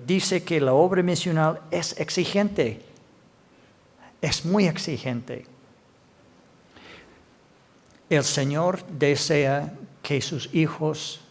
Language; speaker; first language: Spanish; non-native, fluent; English